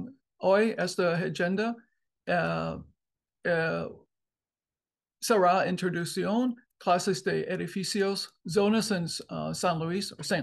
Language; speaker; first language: Spanish; non-native, learner; English